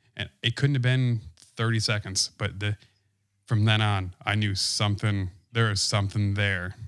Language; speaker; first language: English; native; English